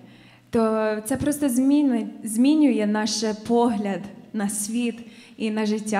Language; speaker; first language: Ukrainian; non-native, fluent; English